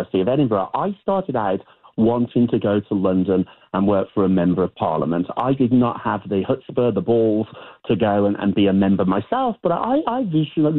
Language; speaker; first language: English; native; English